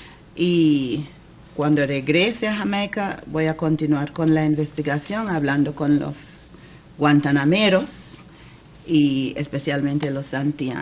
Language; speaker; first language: Spanish; non-native, fluent; English